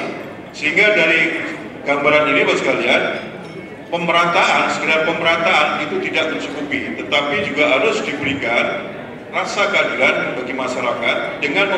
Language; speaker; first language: Indonesian; native; Indonesian